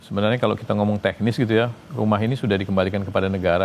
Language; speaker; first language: Indonesian; native; Indonesian